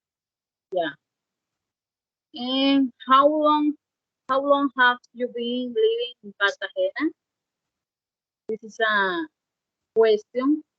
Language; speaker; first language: English; non-native, learner; Spanish